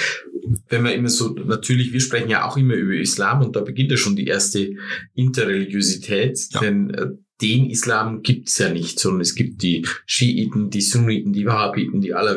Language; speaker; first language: German; native; German